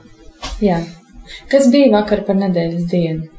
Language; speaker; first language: Latvian; non-native, local second language; Russian